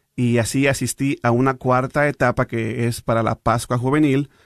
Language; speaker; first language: Spanish; native; Spanish